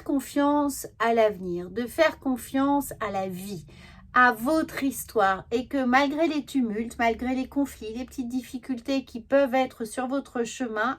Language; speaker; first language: French; native; French